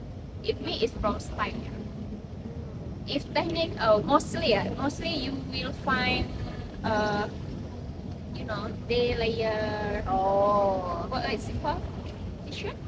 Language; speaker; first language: English; non-native, learner; Indonesian